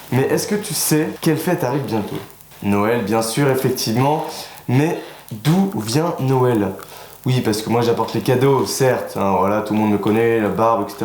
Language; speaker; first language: French; native; French